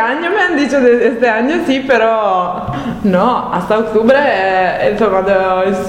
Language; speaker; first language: Spanish; non-native, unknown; Italian